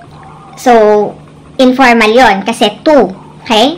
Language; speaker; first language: Spanish; non-native, learner; Filipino